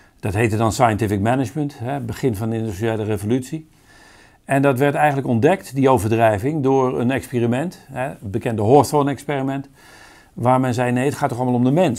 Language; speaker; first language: Dutch; native; Dutch